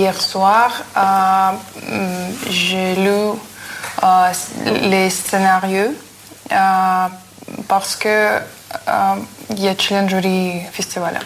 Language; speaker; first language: French; non-native, learner; Russian